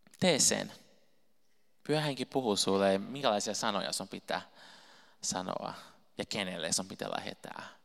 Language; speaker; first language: Finnish; non-native, fluent; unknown